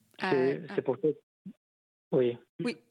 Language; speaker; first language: French; non-native, local second language; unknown